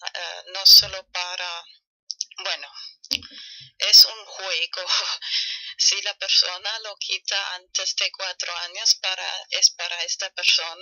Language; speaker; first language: Spanish; non-native, learner; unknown